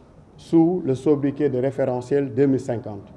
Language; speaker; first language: French; non-native, local second language; Wolof